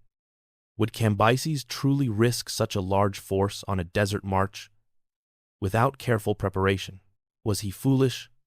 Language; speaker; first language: English; native; English